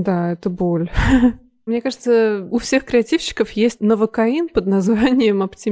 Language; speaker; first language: Russian; native; Russian